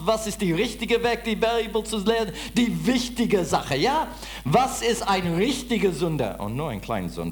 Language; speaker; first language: German; non-native, fluent; English